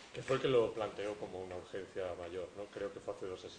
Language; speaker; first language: Spanish; native; Spanish